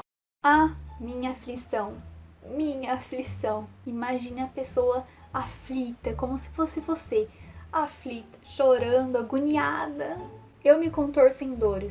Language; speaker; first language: Portuguese; native; Portuguese